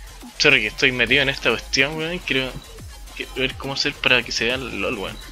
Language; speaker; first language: Spanish; native; Spanish